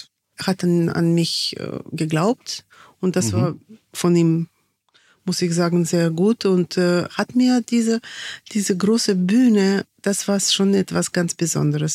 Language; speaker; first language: German; non-native, fluent; Russian